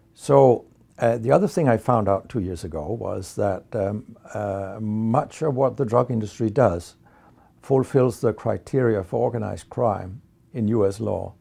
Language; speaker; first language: English; non-native, fluent; Danish